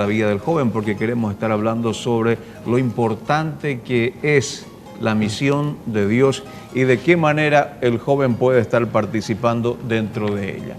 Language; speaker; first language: Spanish; native; Spanish